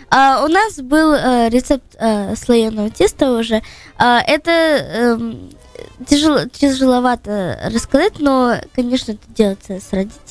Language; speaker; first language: Russian; early bilingual, heritage; Russian